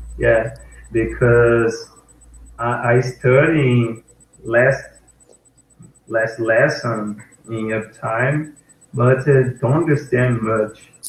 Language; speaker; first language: English; non-native, learner; Portuguese